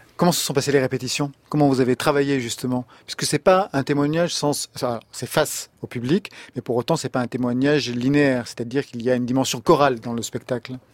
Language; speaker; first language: French; native; French